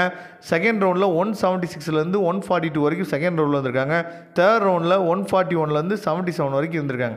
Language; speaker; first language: Tamil; native; Tamil